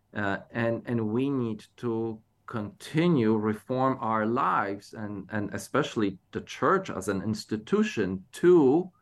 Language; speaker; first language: English; non-native, fluent; Polish